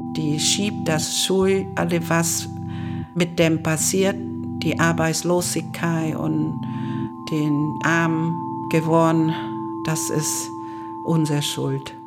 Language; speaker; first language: German; non-native, learner; Vietnamese